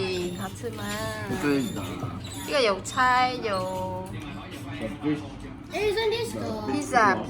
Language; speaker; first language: Chinese; non-native, fluent; Vietnamese